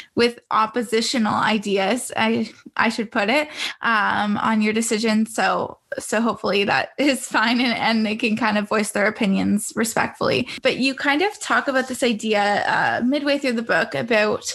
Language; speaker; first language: English; native; English